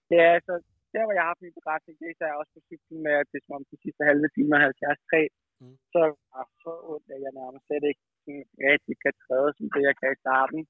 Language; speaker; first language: Danish; native; Danish